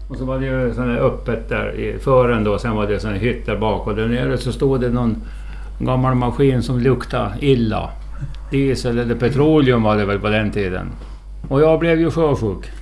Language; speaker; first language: Swedish; native; Swedish